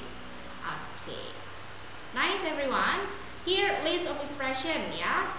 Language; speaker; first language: English; non-native, fluent; Indonesian